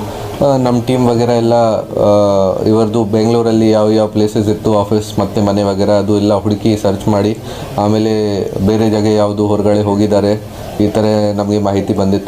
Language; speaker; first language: Kannada; non-native, fluent; Hindi